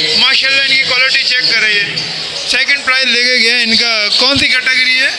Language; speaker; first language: Urdu; native; Urdu